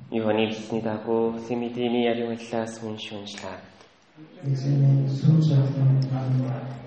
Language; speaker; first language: Mongolian; native; Mongolian